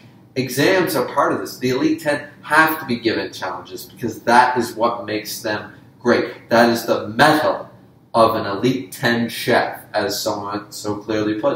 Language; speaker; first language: English; native; English